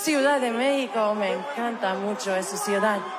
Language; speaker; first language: Spanish; non-native, learner; English